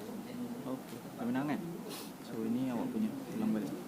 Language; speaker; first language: Malay; native; Malay